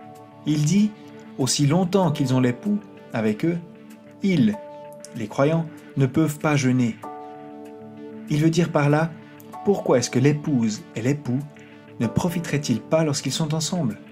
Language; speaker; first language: French; native; French